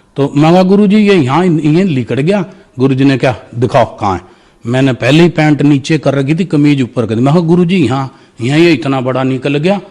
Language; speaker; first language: Hindi; native; Hindi